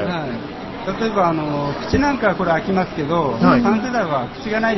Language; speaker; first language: Japanese; native; Japanese